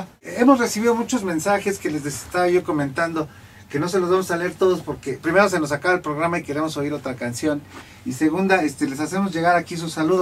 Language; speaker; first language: Spanish; native; Spanish